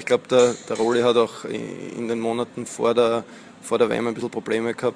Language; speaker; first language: German; native; German